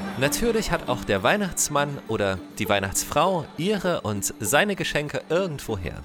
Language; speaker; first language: German; native; German